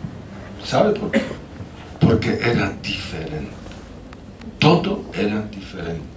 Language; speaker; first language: Spanish; non-native, fluent; Polish